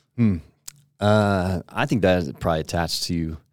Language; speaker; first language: English; native; English